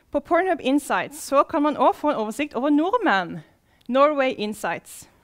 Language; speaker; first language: Norwegian; native; Norwegian